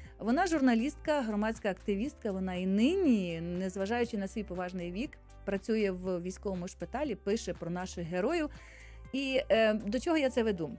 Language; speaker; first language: Ukrainian; native; Ukrainian